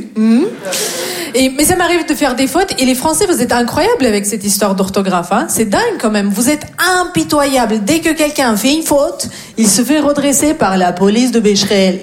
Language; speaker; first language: French; non-native, fluent; Russian